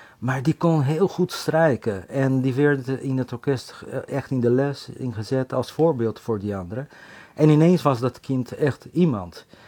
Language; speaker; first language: Dutch; non-native, fluent; Portuguese